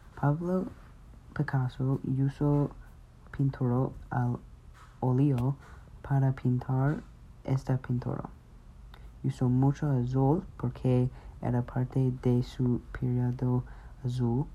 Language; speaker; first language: Spanish; non-native, learner; English